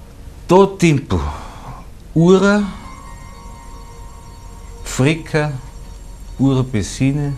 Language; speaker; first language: Romanian; non-native, fluent; German